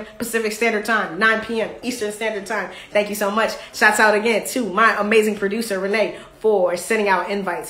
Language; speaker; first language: English; native; English